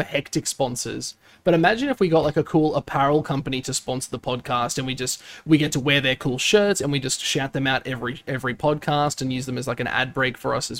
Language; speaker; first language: English; native; English